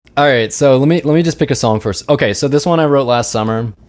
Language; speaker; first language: English; native; English